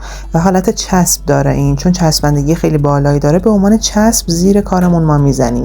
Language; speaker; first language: Persian; native; Persian